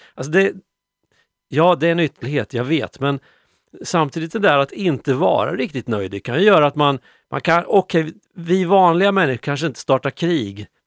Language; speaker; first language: Swedish; native; Swedish